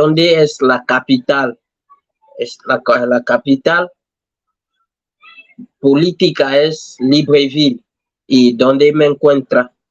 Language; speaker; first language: Spanish; non-native, learner; French